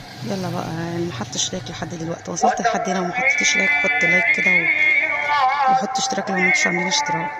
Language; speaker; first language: Arabic; native; Arabic